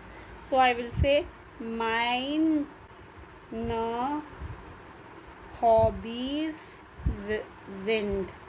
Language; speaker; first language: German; non-native, fluent; Hindi